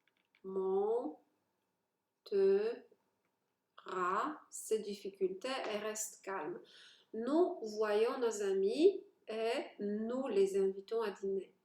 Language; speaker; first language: French; non-native, fluent; Polish